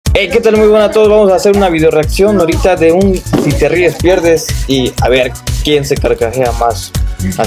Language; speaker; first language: Spanish; native; Spanish